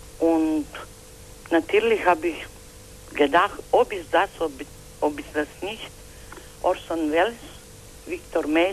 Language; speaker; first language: German; non-native, learner; Croatian